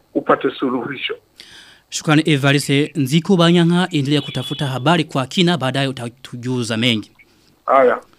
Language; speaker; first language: Swahili; non-native, local second language; Rundi